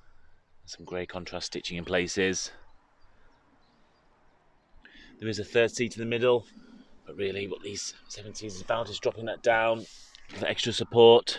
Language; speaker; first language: English; native; English